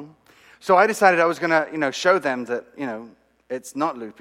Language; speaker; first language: English; native; English